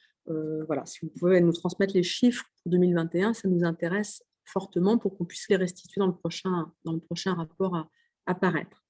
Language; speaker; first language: French; native; French